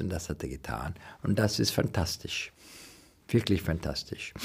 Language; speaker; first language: German; non-native, learner; English